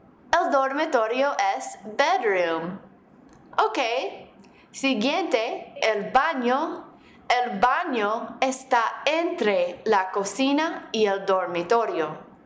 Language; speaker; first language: Spanish; non-native, fluent; English